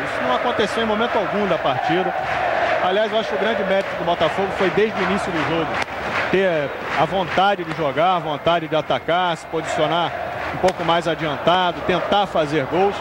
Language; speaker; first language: Portuguese; native; Portuguese